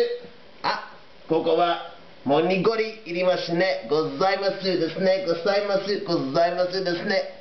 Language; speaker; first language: Japanese; non-native, learner; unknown